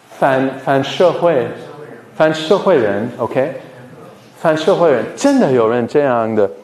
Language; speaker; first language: Chinese; non-native, fluent; English